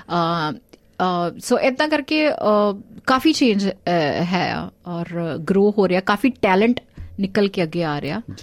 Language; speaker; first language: Punjabi; early bilingual, heritage; Punjabi